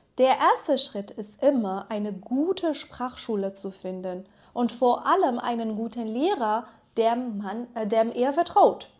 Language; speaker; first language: German; non-native, fluent; Persian